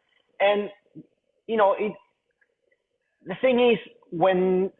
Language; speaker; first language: English; non-native, fluent; Spanish